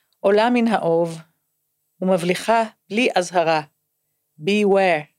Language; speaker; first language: Hebrew; early bilingual, other home language; English